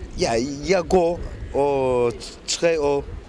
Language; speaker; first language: Danish; non-native, learner; Turkish